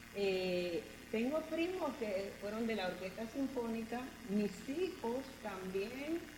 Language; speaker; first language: Spanish; non-native, local second language; English